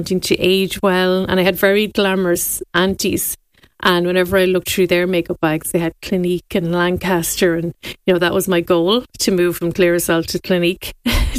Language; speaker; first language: English; native; English